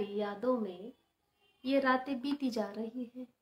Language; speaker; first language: Hindi; non-native, local second language; Marathi